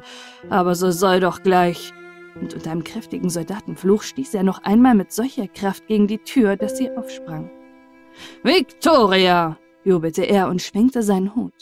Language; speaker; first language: German; native; German